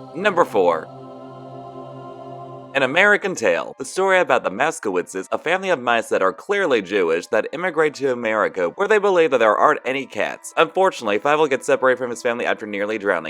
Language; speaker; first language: English; native; English